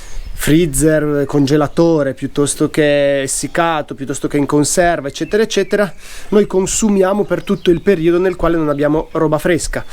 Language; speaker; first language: Italian; native; Italian